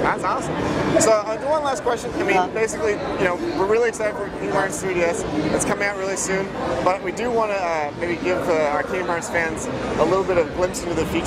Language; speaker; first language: English; native; English